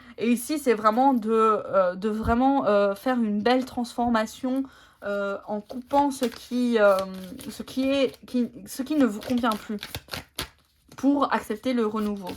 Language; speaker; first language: French; native; French